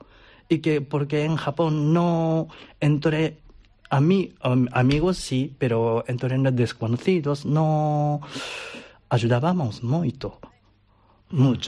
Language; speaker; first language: Spanish; non-native, learner; Japanese